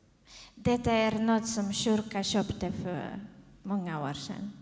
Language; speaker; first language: Swedish; non-native, fluent; Ukrainian